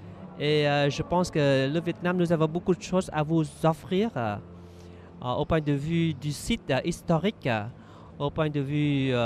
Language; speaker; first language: French; non-native, fluent; Vietnamese